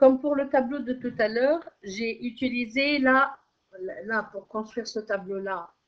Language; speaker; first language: French; non-native, local second language; Arabic